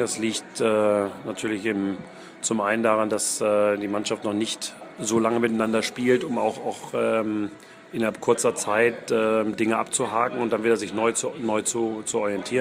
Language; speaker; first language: German; native; German